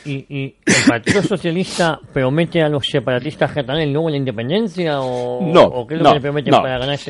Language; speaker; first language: Spanish; native; Spanish